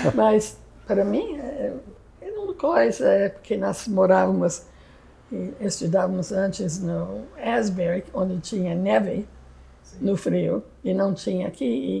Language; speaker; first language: Portuguese; non-native, fluent; English